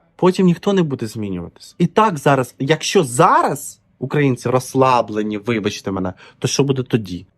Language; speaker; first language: Ukrainian; non-native, local second language; Russian